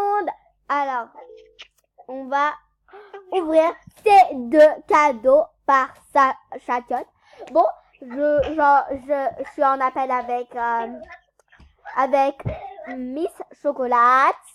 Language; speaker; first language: French; native; French